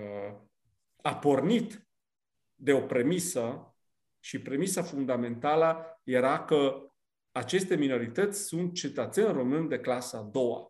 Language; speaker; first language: Romanian; non-native, fluent; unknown